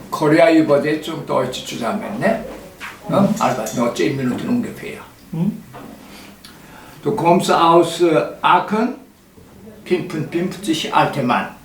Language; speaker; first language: German; non-native, learner; Korean